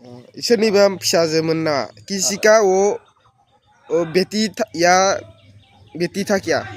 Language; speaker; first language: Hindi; non-native, local second language; Bodo